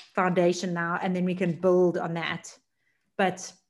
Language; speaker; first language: English; native; English